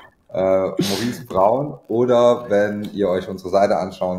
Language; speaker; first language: German; native; German